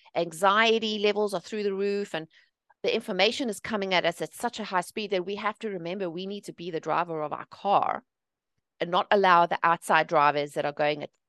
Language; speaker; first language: English; native; English